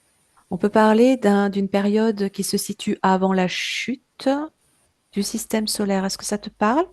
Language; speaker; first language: French; native; French